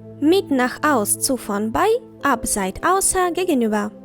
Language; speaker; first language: German; non-native, fluent; Ukrainian